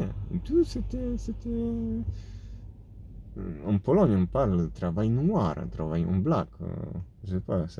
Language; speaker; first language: French; non-native, fluent; Polish